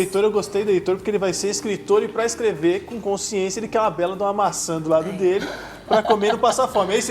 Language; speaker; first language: Portuguese; native; Portuguese